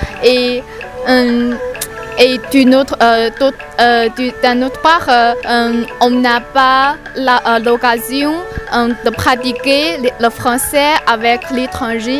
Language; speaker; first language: French; non-native, learner; Chinese